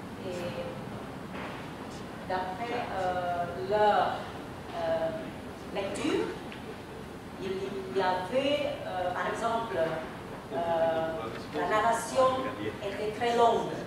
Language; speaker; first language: French; non-native, fluent; Indonesian